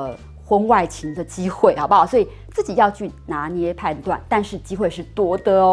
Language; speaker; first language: Chinese; native; Chinese